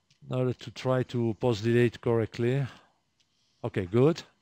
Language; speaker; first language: English; non-native, fluent; French